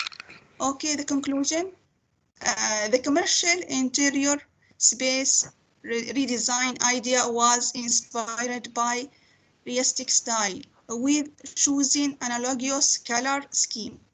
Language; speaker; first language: English; non-native, learner; Arabic